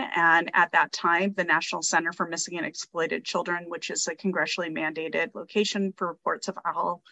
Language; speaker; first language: English; native; English